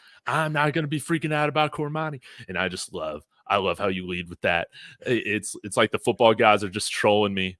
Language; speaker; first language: English; native; English